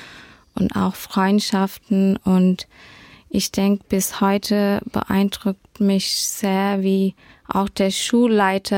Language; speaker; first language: German; early bilingual, heritage; German